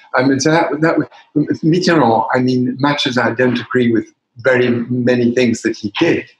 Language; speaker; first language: English; native; English